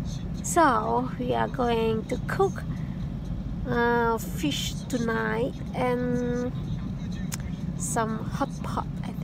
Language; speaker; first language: English; non-native, fluent; Indonesian